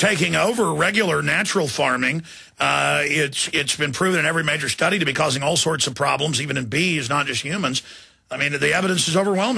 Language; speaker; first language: English; native; English